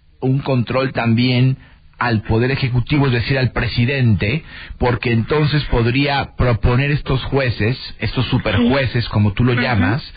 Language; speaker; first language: Spanish; native; Spanish